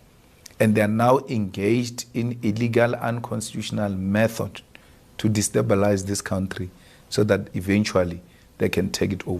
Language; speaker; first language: English; non-native, local second language; Northern Sotho